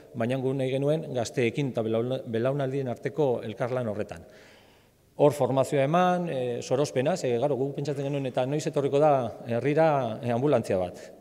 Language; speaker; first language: Basque; native; Basque